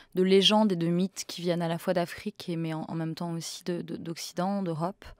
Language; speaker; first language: French; native; French